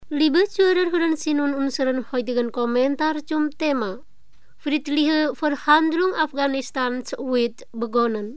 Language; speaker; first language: German; non-native, fluent; Indonesian